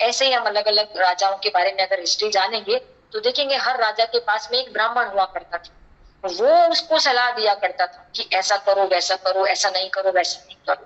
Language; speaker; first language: Hindi; native; Hindi